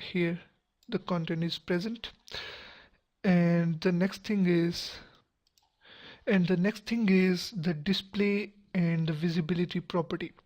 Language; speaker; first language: English; non-native, local second language; Urdu